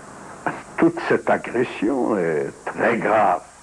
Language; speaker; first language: French; non-native, fluent; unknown